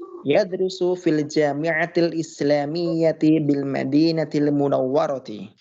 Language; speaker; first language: Arabic; non-native, fluent; Indonesian